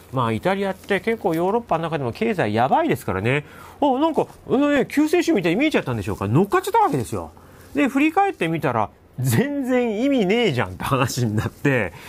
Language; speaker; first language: Japanese; native; Japanese